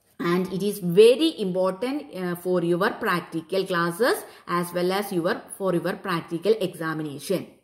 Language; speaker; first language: English; non-native, local second language; Malayalam